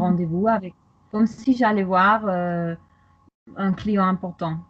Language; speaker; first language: French; non-native, fluent; German